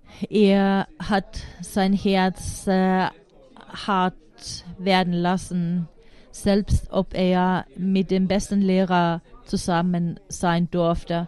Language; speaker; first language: German; non-native, fluent; Finnish